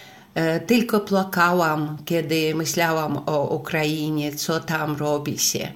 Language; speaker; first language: Polish; non-native, learner; Russian